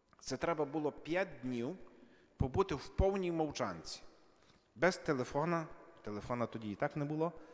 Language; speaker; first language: Ukrainian; native; Ukrainian